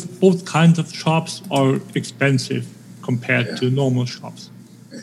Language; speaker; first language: English; non-native, fluent; German